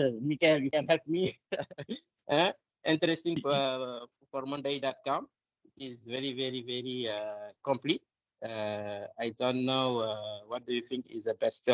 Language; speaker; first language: English; non-native, learner; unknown